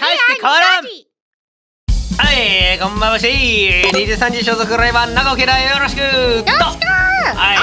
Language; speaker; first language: Japanese; native; Japanese